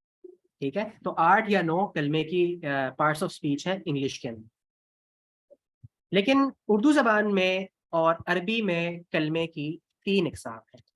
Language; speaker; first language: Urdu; non-native, local second language; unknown